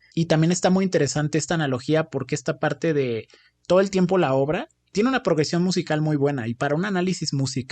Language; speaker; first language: Spanish; native; Spanish